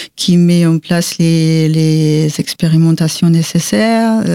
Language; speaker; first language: French; non-native, fluent; Portuguese